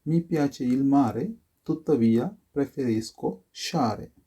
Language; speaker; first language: Italian; non-native, fluent; Sinhala